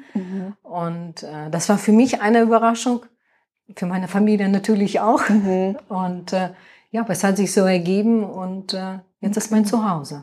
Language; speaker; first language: German; non-native, fluent; Russian